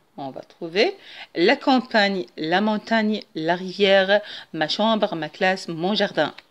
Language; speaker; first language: French; non-native, local second language; Arabic